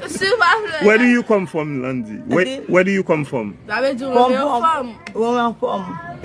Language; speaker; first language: English; non-native, learner; Haitian Creole